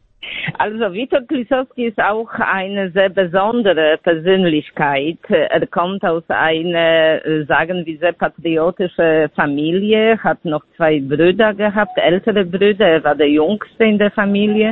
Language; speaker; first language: German; non-native, fluent; Polish